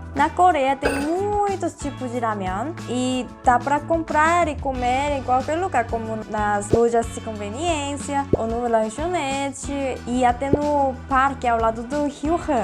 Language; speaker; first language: Portuguese; non-native, fluent; Korean